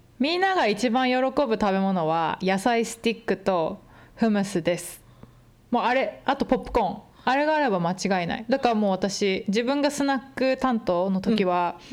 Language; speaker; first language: Japanese; early bilingual, heritage; Japanese